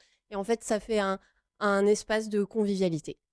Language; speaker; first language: French; native; French